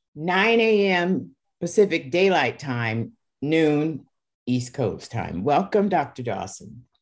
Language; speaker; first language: English; native; English